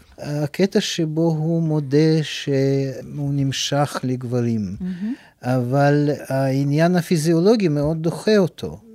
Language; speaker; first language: Hebrew; non-native, fluent; Russian